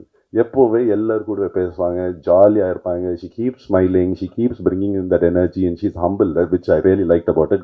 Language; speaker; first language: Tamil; non-native, fluent; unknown